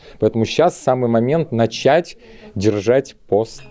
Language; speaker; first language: Russian; native; Russian